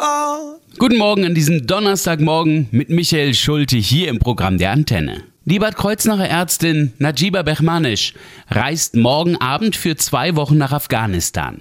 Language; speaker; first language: German; native; German